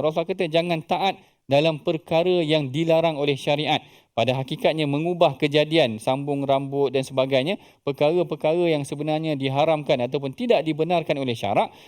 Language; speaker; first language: Malay; native; Malay